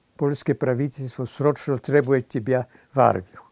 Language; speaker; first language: Russian; non-native, fluent; Polish